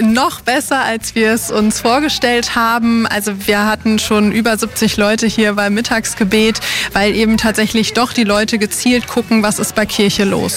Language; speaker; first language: German; native; German